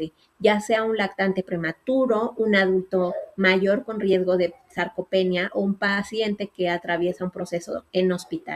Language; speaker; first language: Spanish; native; Spanish